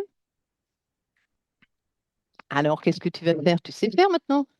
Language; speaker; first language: French; native; French